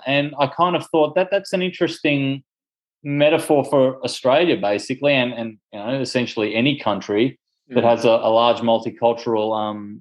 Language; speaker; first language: English; non-native, local second language; Greek